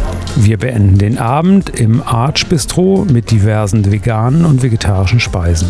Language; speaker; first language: German; native; German